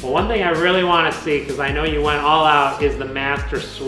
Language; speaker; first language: English; native; English